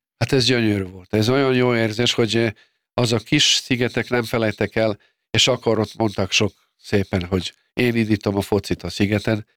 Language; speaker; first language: Hungarian; non-native, fluent; Serbian